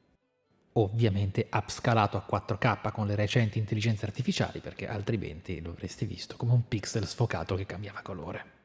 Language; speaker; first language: Italian; native; Italian